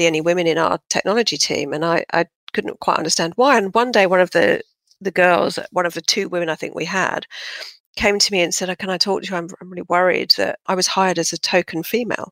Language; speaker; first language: English; native; English